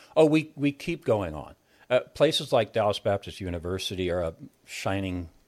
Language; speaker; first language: English; native; English